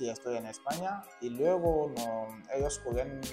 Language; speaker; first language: Spanish; non-native, learner; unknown